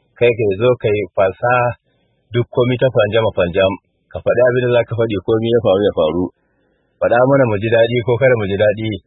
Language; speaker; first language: Hausa; native; Hausa